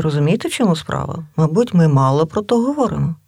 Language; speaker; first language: Ukrainian; native; Ukrainian